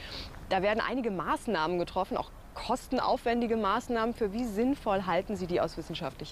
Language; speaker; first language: German; native; German